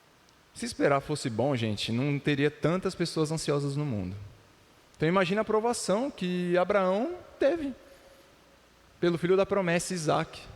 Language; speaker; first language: Portuguese; native; Portuguese